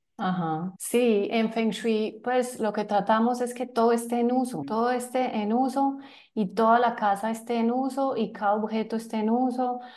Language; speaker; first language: Spanish; non-native, fluent; French